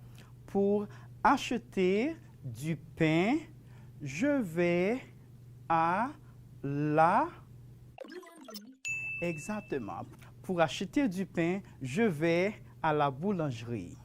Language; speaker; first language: French; non-native, fluent; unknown